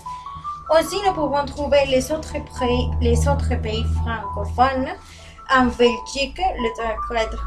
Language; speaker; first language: French; non-native, learner; Spanish